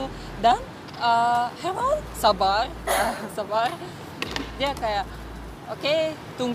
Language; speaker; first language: Indonesian; non-native, fluent; Russian